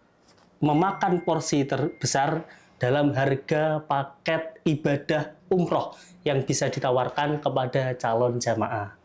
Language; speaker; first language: Indonesian; native; Indonesian